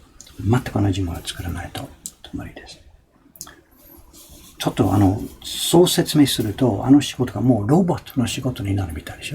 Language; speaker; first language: Japanese; non-native, fluent; English